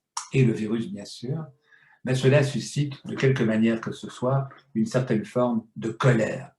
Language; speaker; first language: French; native; French